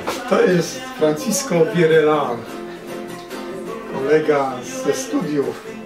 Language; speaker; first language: Polish; native; Polish